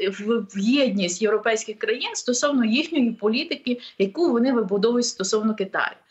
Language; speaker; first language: Ukrainian; native; Ukrainian